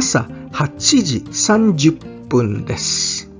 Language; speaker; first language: Japanese; non-native, fluent; Filipino